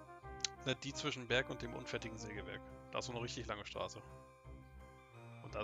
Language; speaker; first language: German; native; German